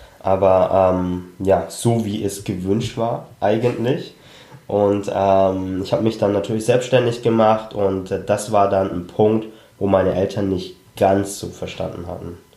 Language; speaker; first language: German; early bilingual, other home language; Cantonese